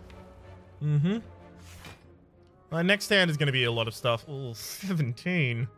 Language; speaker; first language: English; native; English